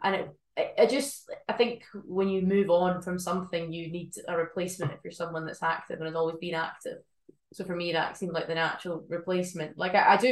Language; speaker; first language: English; native; English